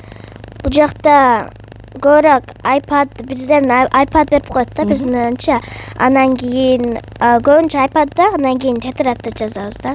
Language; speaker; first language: Kyrgyz; early bilingual, heritage; Kyrgyz